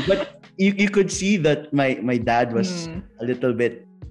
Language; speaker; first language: English; non-native, local second language; Filipino